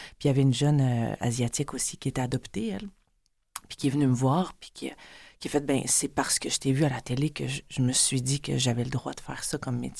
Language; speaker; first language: French; native; French